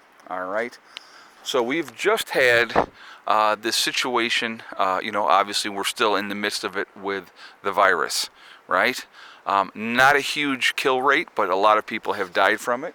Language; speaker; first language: English; native; English